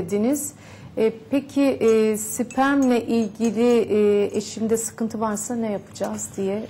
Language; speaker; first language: Turkish; native; Turkish